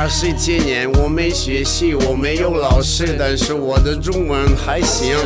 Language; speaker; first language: Chinese; non-native, learner; Russian